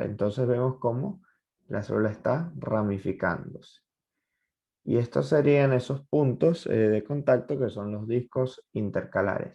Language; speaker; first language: Spanish; native; Spanish